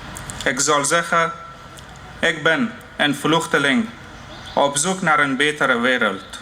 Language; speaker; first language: Dutch; non-native, fluent; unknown